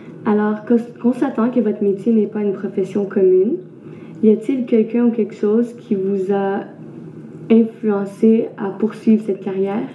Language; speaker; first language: French; native; French